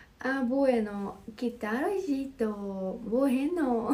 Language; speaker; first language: Spanish; non-native, learner; Russian